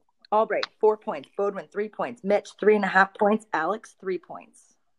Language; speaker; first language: English; native; English